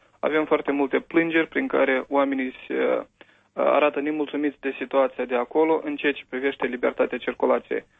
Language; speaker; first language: Romanian; native; Romanian